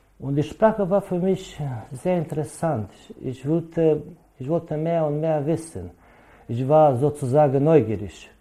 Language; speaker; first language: German; non-native, learner; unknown